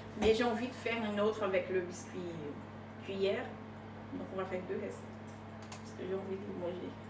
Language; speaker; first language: French; non-native, fluent; Portuguese